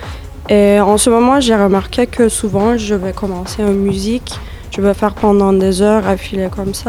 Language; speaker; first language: French; non-native, fluent; Turkish